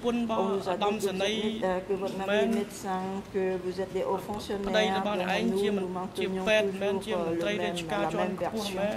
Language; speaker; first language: French; non-native, local second language; Khmer